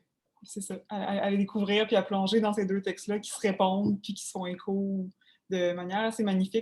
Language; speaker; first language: French; native; French